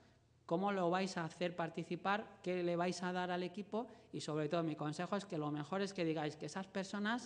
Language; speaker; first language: Spanish; native; Spanish